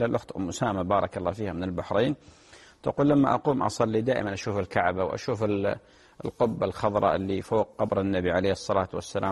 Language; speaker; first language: Arabic; native; Arabic